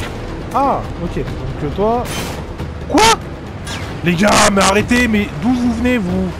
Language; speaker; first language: French; native; French